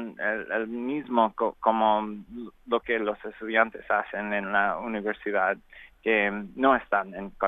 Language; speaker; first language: Spanish; non-native, learner; English